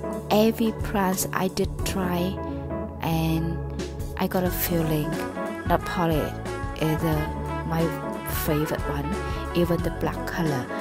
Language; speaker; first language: English; non-native, learner; Vietnamese